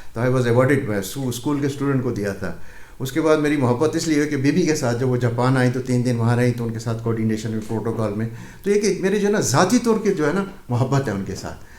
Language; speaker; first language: Urdu; non-native, local second language; Punjabi